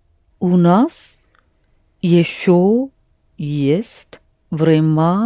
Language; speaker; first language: Russian; non-native, learner; English